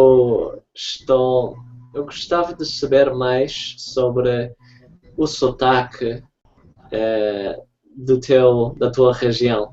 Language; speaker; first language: Portuguese; non-native, fluent; English